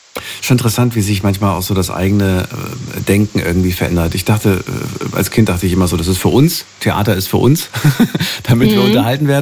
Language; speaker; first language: German; native; German